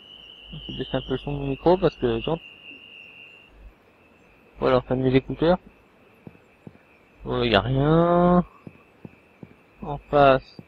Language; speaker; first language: French; native; French